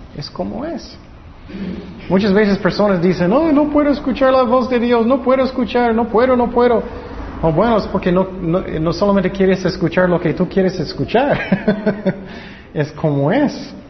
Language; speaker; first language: Spanish; non-native, fluent; English